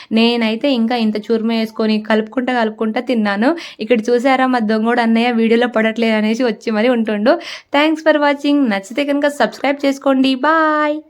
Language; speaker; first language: Telugu; non-native, local second language; Lambadi